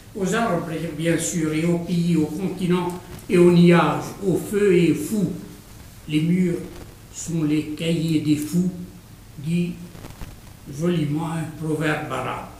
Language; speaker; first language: French; non-native, local second language; Arabic